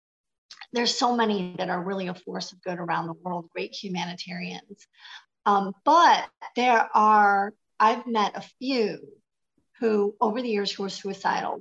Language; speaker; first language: English; native; English